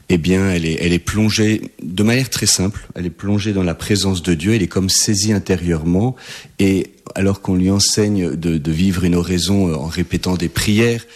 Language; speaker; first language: French; native; French